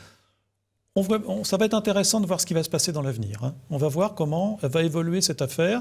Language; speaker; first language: French; native; French